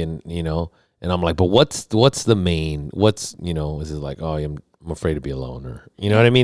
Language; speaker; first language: English; early bilingual, other home language; Spanish